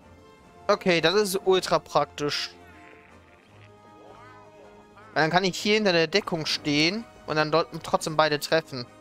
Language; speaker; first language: German; native; German